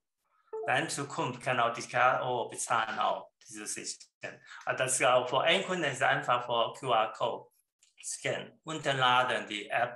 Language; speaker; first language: German; non-native, learner; Chinese